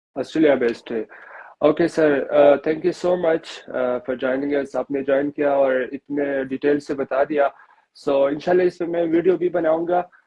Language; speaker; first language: Urdu; native; Urdu